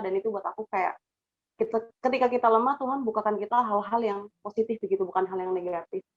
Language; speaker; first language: Indonesian; native; Indonesian